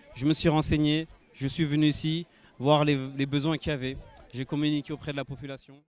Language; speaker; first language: French; early bilingual, other home language; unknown